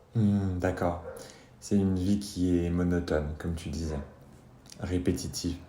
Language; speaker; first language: French; native; French